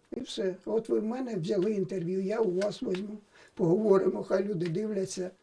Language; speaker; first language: Ukrainian; native; Ukrainian